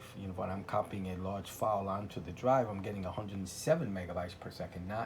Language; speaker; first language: English; native; English